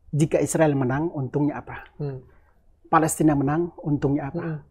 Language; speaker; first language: Indonesian; native; Indonesian